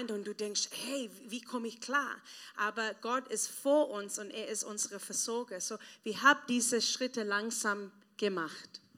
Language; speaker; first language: German; non-native, learner; English